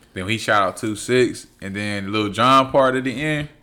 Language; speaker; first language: English; native; English